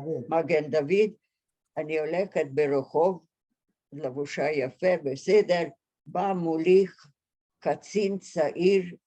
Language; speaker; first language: Hebrew; non-native, fluent; Hungarian